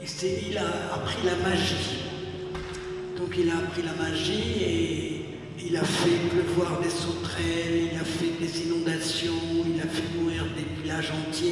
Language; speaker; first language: French; native; French